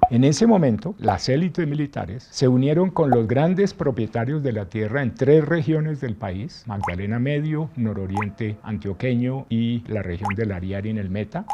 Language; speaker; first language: Spanish; native; Spanish